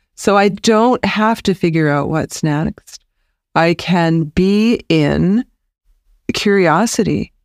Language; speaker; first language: English; native; English